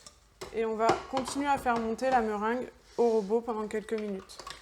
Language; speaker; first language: French; native; French